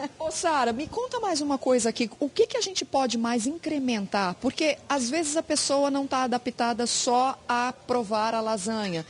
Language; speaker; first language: Portuguese; native; Portuguese